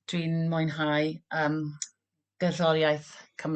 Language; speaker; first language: Welsh; non-native, local second language; English